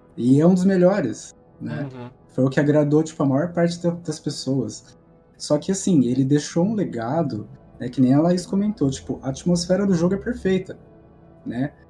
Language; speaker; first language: Portuguese; native; Portuguese